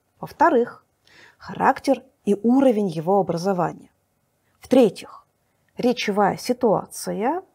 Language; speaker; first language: Russian; native; Russian